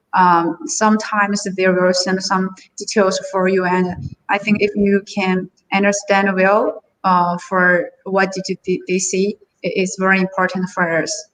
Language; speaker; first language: English; non-native, learner; Chinese